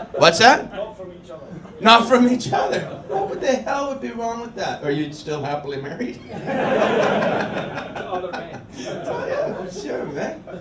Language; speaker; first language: English; native; English